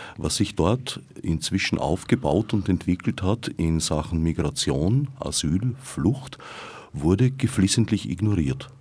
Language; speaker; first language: German; native; German